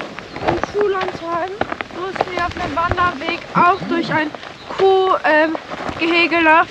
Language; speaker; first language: German; early bilingual, other home language; Russian